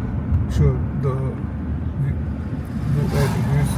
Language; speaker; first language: Russian; non-native, local second language; Uzbek